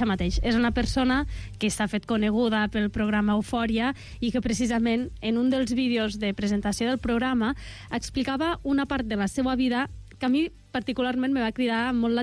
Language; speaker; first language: Catalan; native; Catalan